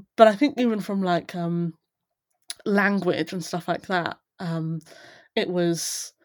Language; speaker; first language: English; native; English